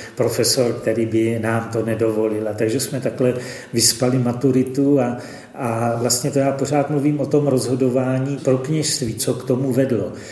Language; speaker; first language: Czech; native; Czech